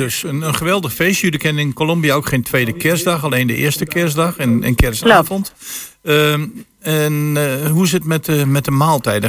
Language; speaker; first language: Dutch; native; Dutch